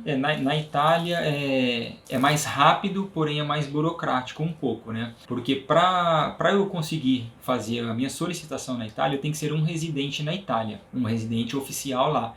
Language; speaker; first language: Portuguese; native; Portuguese